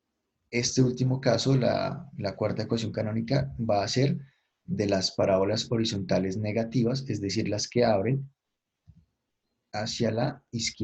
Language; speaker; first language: Spanish; native; Spanish